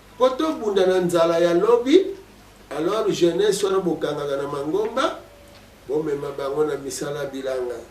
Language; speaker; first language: Lingala; non-native, local second language; Kongo